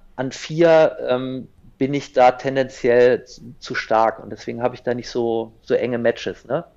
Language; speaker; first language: German; native; German